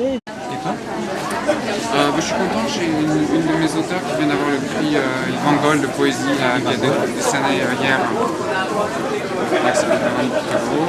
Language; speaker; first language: French; native; French